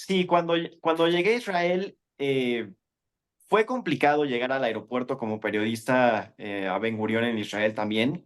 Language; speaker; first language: Spanish; native; Spanish